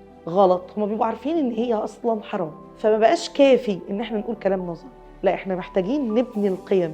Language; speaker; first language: Arabic; native; Arabic